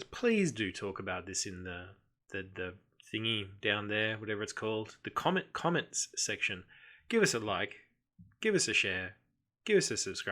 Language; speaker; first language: English; native; English